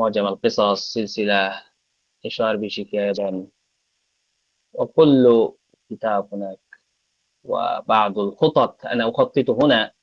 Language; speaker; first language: Arabic; non-native, fluent; Bangla